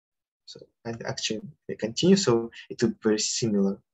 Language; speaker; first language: English; non-native, fluent; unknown